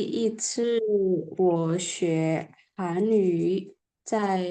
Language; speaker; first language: Chinese; non-native, learner; Indonesian